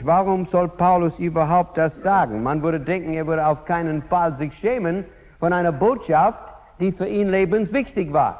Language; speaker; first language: German; non-native, fluent; English